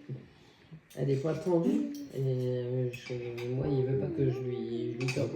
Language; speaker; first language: French; native; French